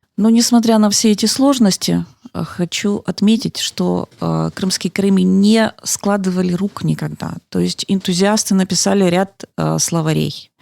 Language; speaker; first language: Russian; native; Russian